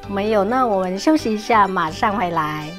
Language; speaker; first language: Chinese; non-native, local second language; Vietnamese